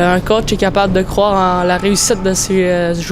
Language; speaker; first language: French; native; French